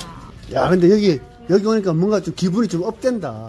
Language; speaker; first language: Korean; native; Korean